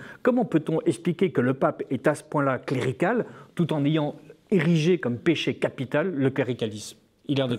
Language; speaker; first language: French; native; French